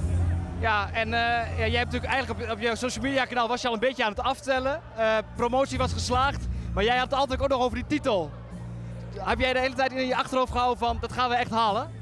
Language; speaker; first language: Dutch; native; Dutch